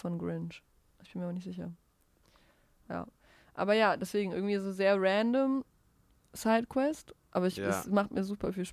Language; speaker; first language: German; native; German